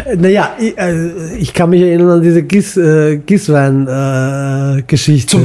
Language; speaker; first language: German; early bilingual, other home language; Croatian